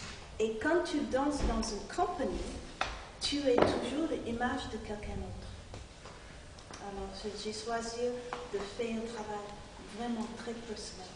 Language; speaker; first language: French; non-native, learner; English